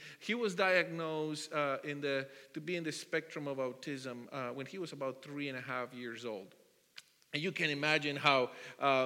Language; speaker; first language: English; non-native, fluent; Spanish